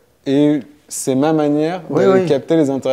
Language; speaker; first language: French; native; French